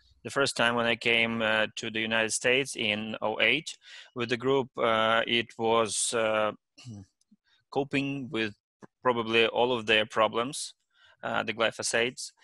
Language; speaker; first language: English; non-native, fluent; Ukrainian